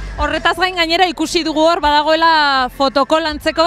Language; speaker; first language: Basque; native; Basque